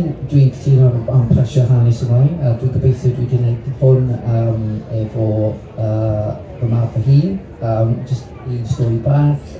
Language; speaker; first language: Welsh; non-native, local second language; English